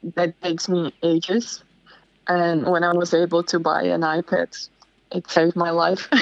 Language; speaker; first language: English; non-native, fluent; Slovak